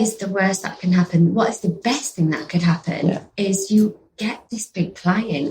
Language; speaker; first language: English; native; English